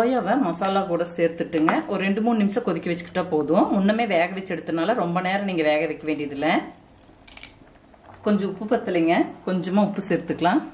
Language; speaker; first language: Tamil; native; Tamil